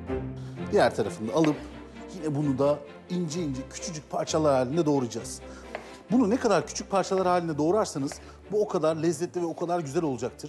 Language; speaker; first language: Turkish; native; Turkish